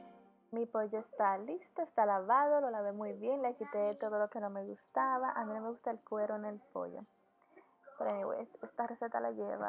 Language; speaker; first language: Spanish; early bilingual, heritage; Spanish